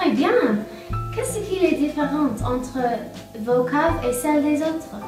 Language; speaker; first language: French; non-native, learner; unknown